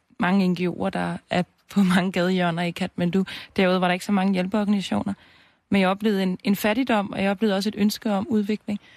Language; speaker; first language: Danish; native; Danish